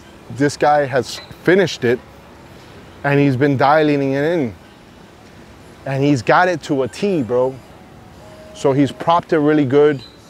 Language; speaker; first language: English; early bilingual, other home language; Spanish